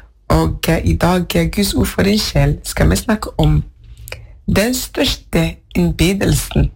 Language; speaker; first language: Norwegian; non-native, fluent; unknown